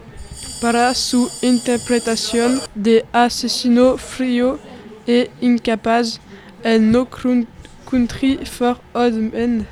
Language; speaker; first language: Spanish; non-native, learner; French